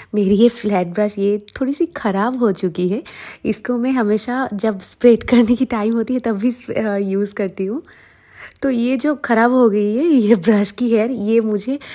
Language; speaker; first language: Hindi; non-native, local second language; Bangla